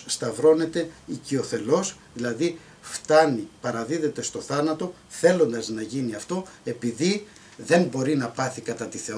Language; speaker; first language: Greek; native; Greek